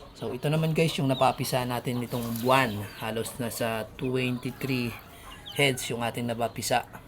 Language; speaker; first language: Filipino; non-native, local second language; Aklanon